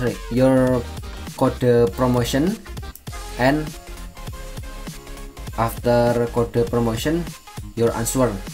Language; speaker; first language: English; non-native, learner; Indonesian